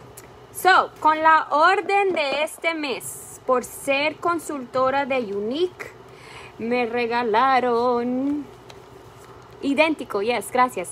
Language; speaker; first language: Spanish; early bilingual, heritage; Spanish